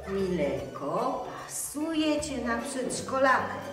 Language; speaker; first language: Polish; native; Polish